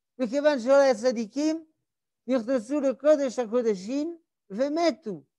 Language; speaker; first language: Hebrew; non-native, fluent; French